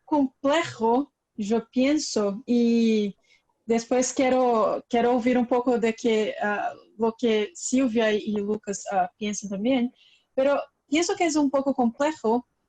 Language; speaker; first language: Spanish; non-native, fluent; Portuguese